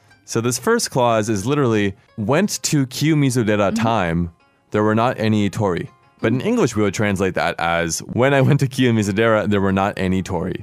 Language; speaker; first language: English; native; English